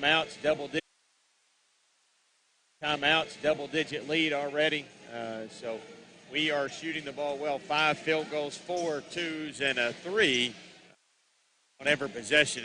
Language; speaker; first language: English; native; English